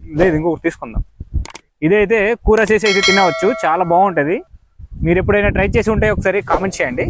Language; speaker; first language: Telugu; non-native, local second language; Odia